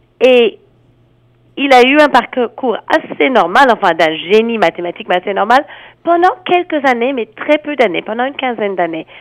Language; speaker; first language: French; non-native, fluent; English